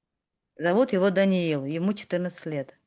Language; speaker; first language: Russian; native; Russian